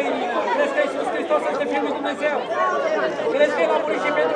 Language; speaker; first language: Romanian; native; Romanian